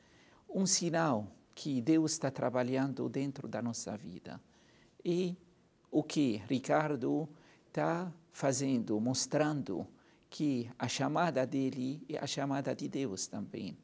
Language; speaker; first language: Portuguese; non-native, fluent; Arabic